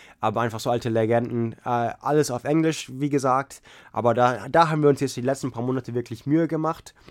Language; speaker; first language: German; non-native, fluent; English